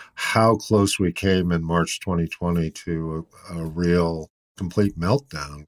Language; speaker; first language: English; native; English